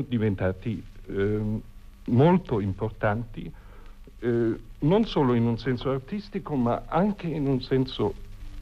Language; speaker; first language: Italian; non-native, fluent; German